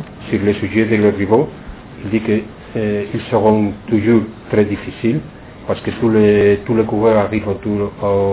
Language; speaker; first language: French; non-native, fluent; Spanish